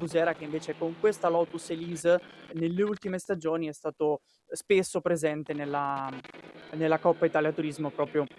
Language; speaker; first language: Italian; native; Italian